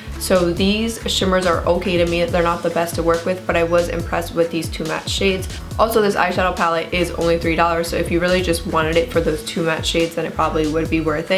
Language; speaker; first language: English; native; English